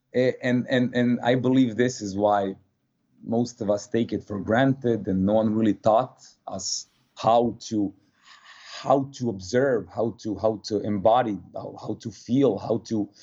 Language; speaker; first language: English; non-native, fluent; Serbian